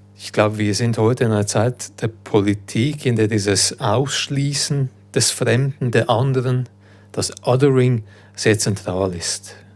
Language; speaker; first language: German; early bilingual, other home language; Croatian